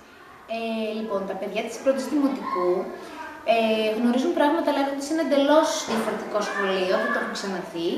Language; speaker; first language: Greek; native; Greek